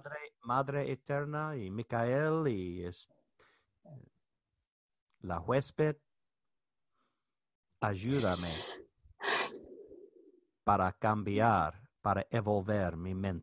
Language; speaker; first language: Spanish; non-native, learner; English